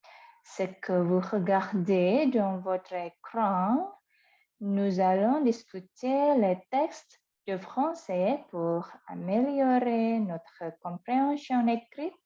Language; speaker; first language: French; non-native, fluent; Indonesian